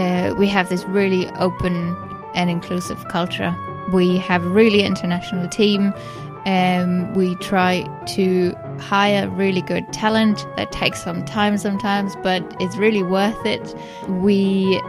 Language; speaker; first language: English; non-native, fluent; German